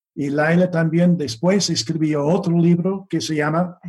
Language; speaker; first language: Spanish; non-native, fluent; English